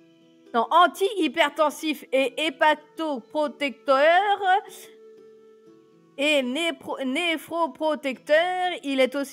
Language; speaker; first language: French; native; French